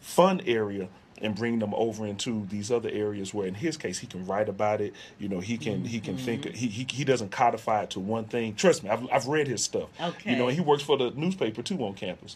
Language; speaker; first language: English; native; English